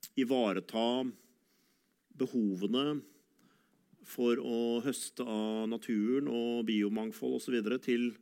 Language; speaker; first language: Norwegian; native; Norwegian